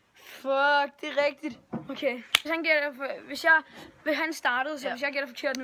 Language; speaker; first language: Danish; native; Danish